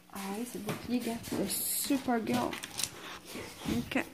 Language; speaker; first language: French; native; French